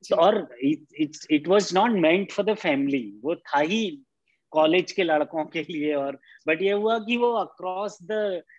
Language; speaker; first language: Hindi; native; Hindi